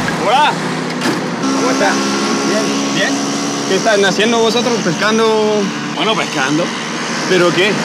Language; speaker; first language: Spanish; non-native, fluent; French